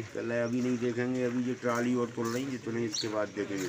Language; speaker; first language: Hindi; native; Hindi